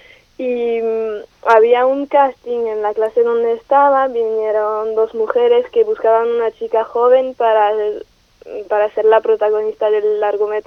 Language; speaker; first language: Spanish; non-native, fluent; French